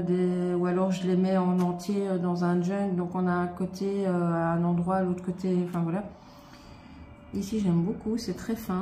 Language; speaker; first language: French; native; French